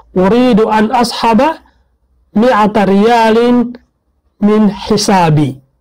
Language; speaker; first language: Arabic; non-native, fluent; Maguindanaon